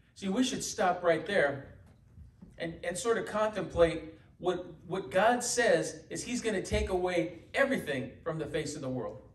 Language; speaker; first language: English; native; English